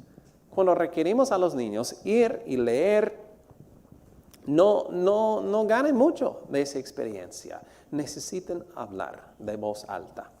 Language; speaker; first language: Spanish; non-native, fluent; English